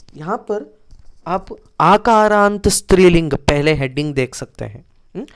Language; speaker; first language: Hindi; non-native, local second language; Kannada